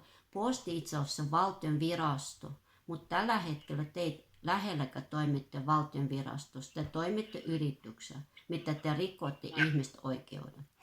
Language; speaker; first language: Finnish; non-native, fluent; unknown